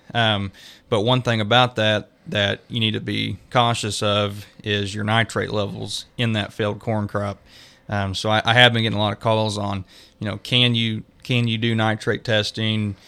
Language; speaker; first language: English; native; English